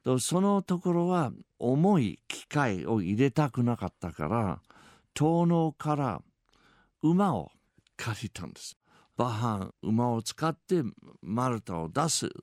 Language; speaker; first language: Japanese; non-native, fluent; English